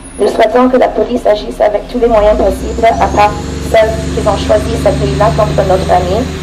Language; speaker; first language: French; non-native, fluent; English